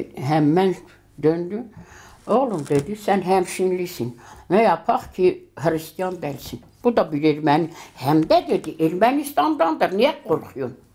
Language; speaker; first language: Turkish; early bilingual, heritage; Turkish